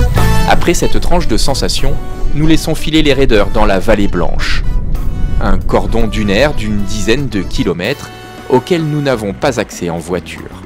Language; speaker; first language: French; native; French